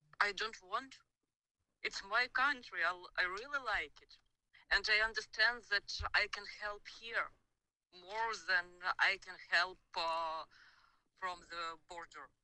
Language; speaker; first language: English; non-native, learner; Ukrainian